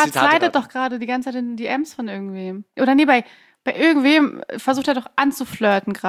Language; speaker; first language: German; early bilingual, other home language; Persian